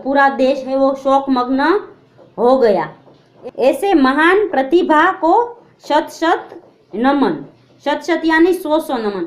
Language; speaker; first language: Hindi; non-native, local second language; Gujarati